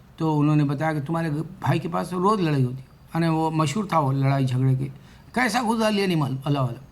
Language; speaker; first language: Urdu; native; Urdu